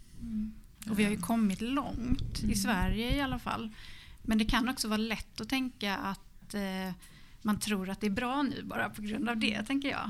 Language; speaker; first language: Swedish; native; Swedish